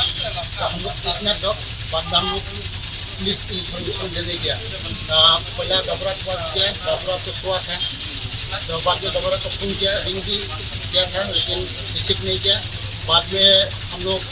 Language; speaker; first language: Hindi; non-native, local second language; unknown